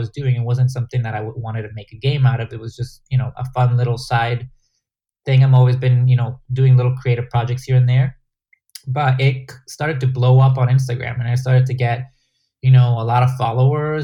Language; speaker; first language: English; non-native, fluent; Spanish